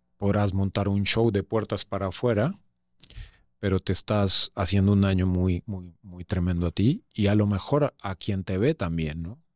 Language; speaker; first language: Spanish; native; Spanish